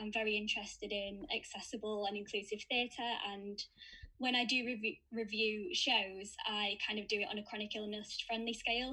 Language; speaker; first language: English; native; English